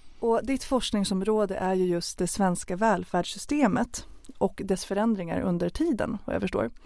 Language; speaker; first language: Swedish; native; Swedish